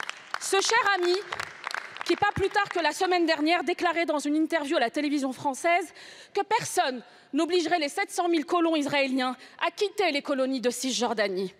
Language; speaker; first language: French; native; French